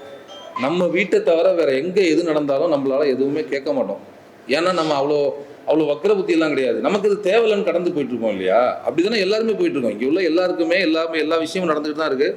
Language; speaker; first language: Tamil; native; Tamil